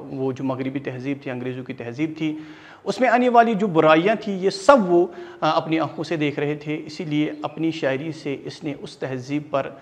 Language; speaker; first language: Urdu; non-native, local second language; Kashmiri